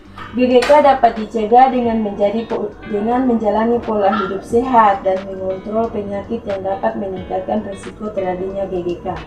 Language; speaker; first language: Indonesian; non-native, local second language; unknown